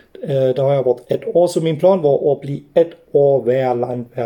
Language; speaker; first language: Norwegian; non-native, fluent; German